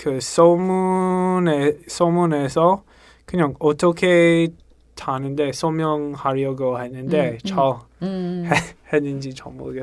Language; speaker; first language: Korean; non-native, learner; English